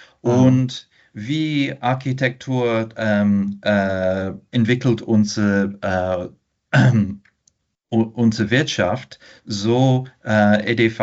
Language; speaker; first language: German; non-native, fluent; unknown